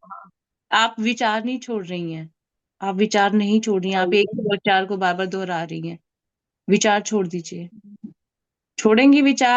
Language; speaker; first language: Hindi; native; Hindi